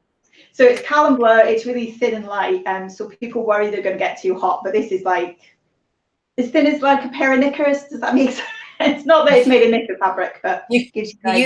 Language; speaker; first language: English; native; English